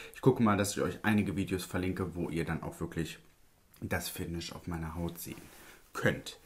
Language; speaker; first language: German; early bilingual, other home language; Italian